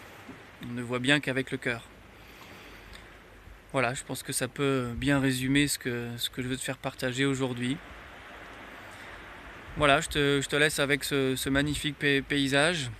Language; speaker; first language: French; native; French